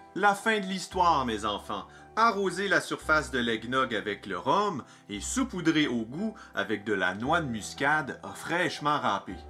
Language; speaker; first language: French; native; French